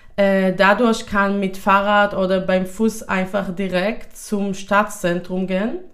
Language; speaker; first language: German; non-native, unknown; Hebrew